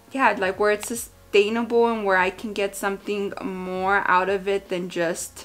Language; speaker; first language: English; native; English